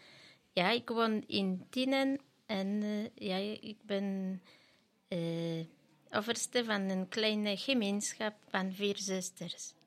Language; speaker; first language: Dutch; non-native, fluent; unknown